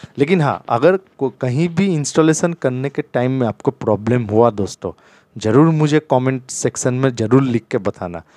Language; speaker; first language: Hindi; non-native, local second language; Bangla